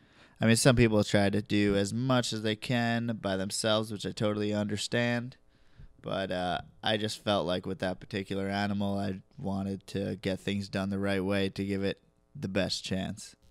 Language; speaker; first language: English; native; English